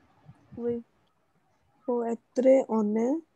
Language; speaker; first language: French; non-native, learner; Hindi